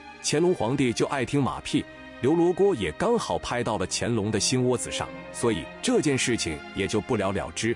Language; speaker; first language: Chinese; native; Chinese